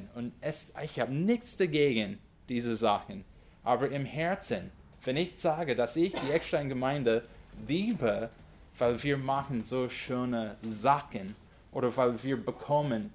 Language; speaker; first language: German; non-native, fluent; English